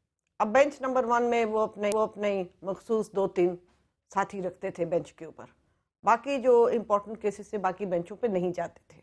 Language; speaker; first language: Urdu; native; Urdu